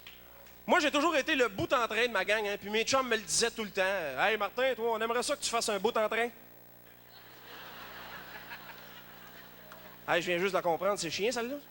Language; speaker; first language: French; native; French